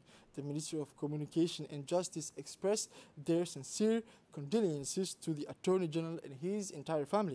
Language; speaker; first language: English; non-native, fluent; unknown